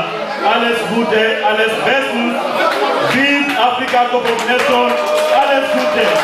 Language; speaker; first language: German; non-native, learner; French